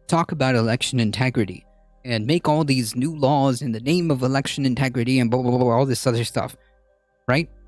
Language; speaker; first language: English; native; English